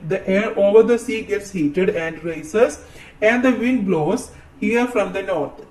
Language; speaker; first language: English; non-native, local second language; Malayalam